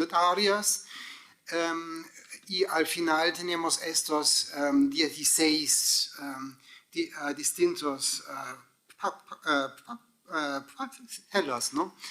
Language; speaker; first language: Spanish; non-native, fluent; German